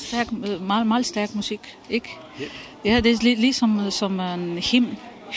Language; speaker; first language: Danish; non-native, fluent; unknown